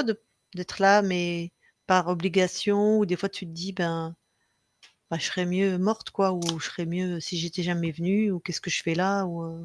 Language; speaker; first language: French; native; French